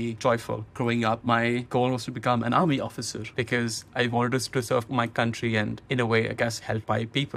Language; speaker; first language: English; non-native, local second language; Hindi